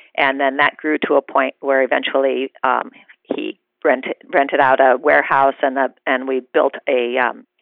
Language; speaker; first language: English; native; English